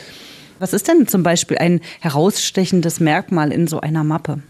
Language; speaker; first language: German; native; German